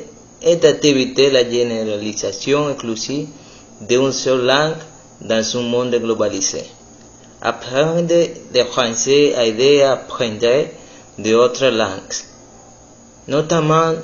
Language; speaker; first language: French; non-native, learner; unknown